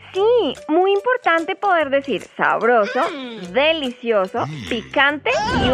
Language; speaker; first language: Spanish; native; Spanish